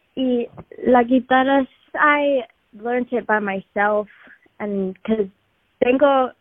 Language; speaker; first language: English; native; English